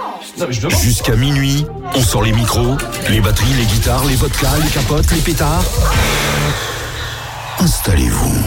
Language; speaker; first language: French; native; French